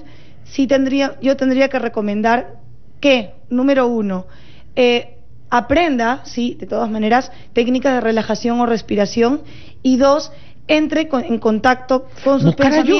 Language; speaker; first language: Spanish; native; Spanish